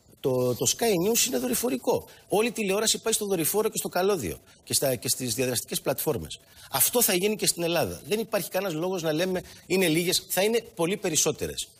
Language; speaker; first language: Greek; native; Greek